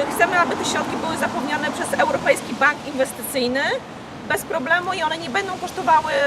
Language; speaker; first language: Polish; native; Polish